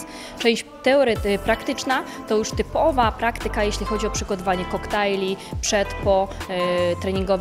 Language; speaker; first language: Polish; native; Polish